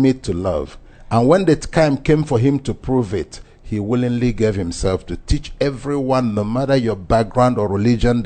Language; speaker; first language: English; non-native, local second language; Igbo